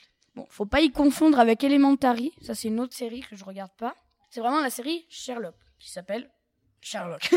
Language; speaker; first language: French; native; French